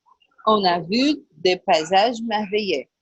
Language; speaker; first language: French; non-native, learner; Portuguese